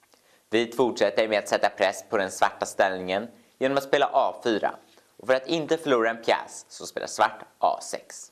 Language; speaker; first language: Swedish; native; Swedish